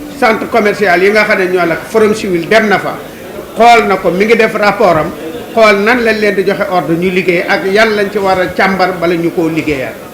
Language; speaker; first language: Wolof; native; Wolof